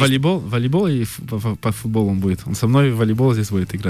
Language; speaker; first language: Russian; early bilingual, heritage; French